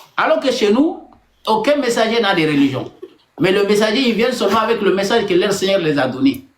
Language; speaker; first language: French; non-native, local second language; Bambara